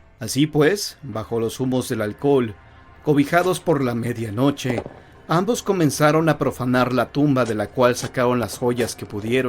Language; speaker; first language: Spanish; native; Spanish